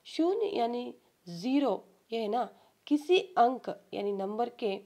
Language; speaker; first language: Hindi; non-native, local second language; Kannada